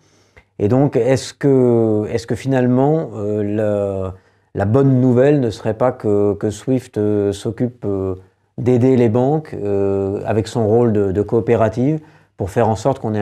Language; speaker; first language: French; native; French